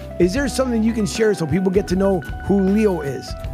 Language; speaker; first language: English; early bilingual, other home language; Spanish